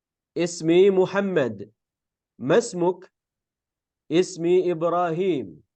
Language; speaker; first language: Arabic; non-native, fluent; Indonesian